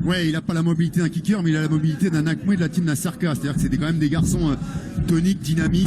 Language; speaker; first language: French; native; French